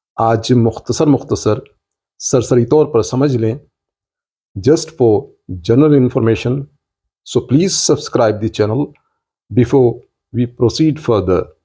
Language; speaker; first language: Urdu; native; Urdu